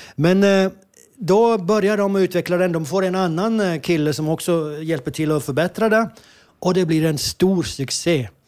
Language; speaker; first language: Swedish; non-native, fluent; Hebrew